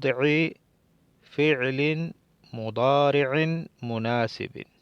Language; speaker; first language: Arabic; non-native, fluent; Spanish